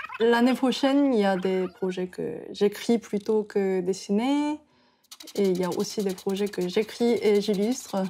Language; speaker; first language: French; non-native, fluent; Korean